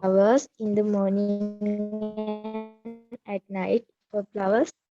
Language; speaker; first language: English; non-native, learner; Sinhala